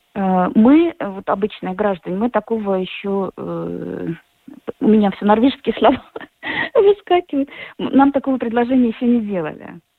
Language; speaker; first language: Russian; native; Russian